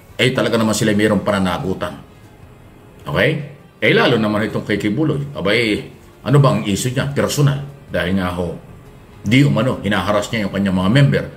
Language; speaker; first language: Filipino; native; Filipino